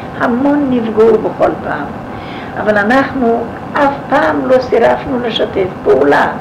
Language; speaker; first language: Hebrew; non-native, fluent; Yiddish